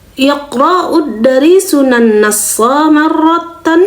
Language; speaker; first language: Arabic; non-native, learner; Indonesian